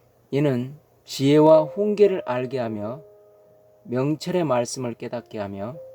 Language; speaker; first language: Korean; native; Korean